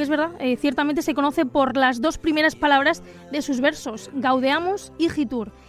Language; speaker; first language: Spanish; native; Spanish